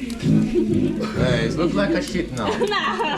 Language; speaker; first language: English; non-native, learner; Portuguese